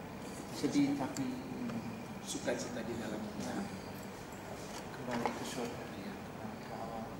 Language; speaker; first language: Indonesian; early bilingual, heritage; Dutch